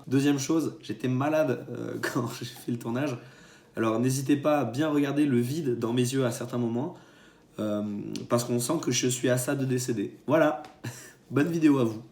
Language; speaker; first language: French; native; French